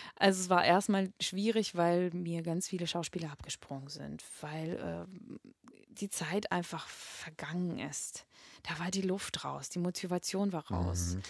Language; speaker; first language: German; non-native, fluent; Russian